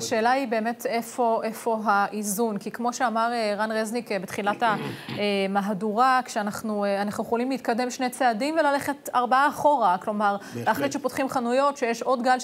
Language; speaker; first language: Hebrew; native; Hebrew